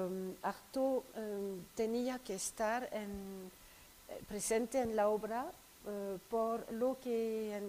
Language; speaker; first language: Spanish; non-native, fluent; French